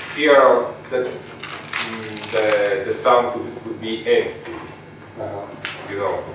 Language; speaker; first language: English; non-native, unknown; Italian